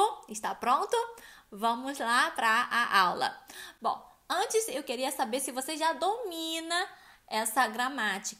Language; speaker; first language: Portuguese; non-native, fluent; Chinese